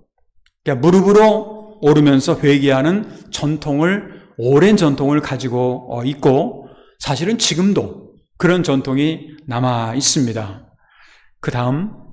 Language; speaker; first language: Korean; native; Korean